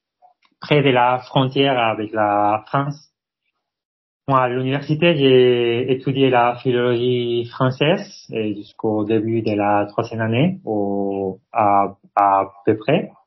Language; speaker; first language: French; non-native, fluent; Spanish